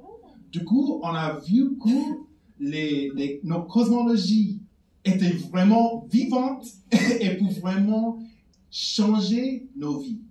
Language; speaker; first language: French; non-native, fluent; English